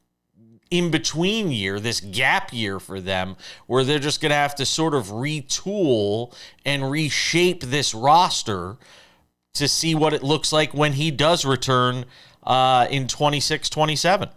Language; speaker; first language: English; native; English